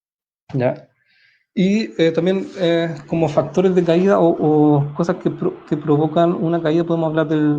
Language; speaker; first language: Spanish; native; Spanish